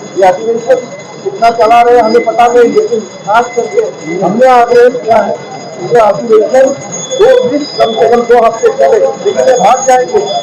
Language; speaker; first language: Hindi; non-native, local second language; Marathi